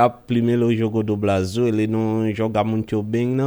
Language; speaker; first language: Portuguese; non-native, fluent; Haitian Creole